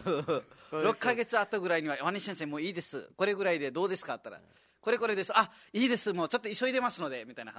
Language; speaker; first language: Japanese; non-native, fluent; Nepali